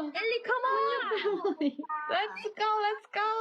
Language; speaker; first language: English; non-native, learner; Korean